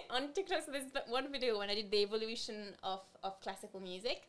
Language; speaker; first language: English; non-native, fluent; French